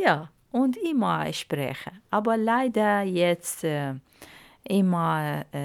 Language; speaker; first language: German; non-native, learner; Arabic